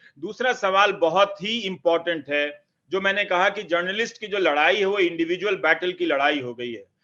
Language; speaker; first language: Hindi; native; Hindi